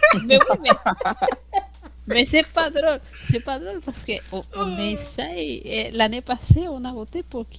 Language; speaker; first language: French; non-native, fluent; Spanish